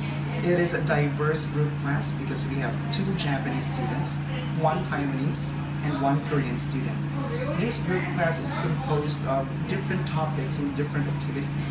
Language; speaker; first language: English; non-native, local second language; Hiligaynon